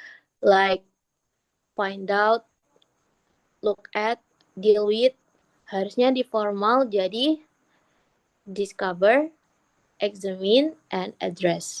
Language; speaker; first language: English; non-native, learner; Indonesian